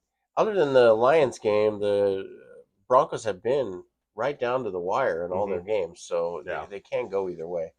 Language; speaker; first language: English; native; English